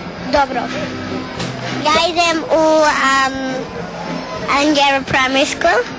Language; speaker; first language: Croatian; early bilingual, heritage; Serbian